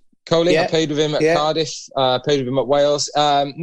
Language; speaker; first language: English; native; English